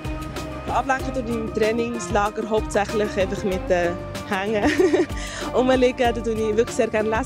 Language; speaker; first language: German; native; German